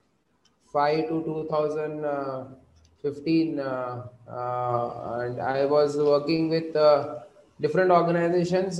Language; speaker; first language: English; non-native, local second language; Marathi